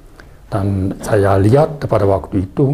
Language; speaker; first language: Indonesian; non-native, fluent; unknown